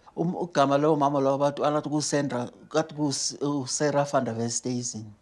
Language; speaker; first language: Zulu; non-native, local second language; Xhosa